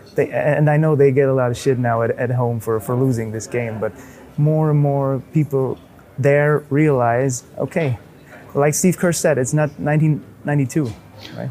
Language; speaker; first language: English; non-native, fluent; German